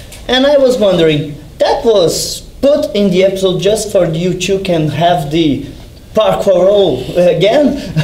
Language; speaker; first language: English; non-native, fluent; Portuguese